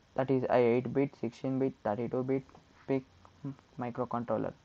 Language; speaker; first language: English; non-native, local second language; Kannada